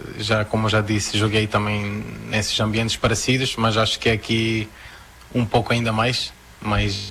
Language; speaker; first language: Portuguese; non-native, fluent; Croatian